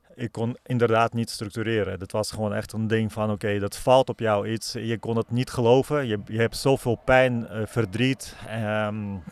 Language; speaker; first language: Dutch; non-native, fluent; Ukrainian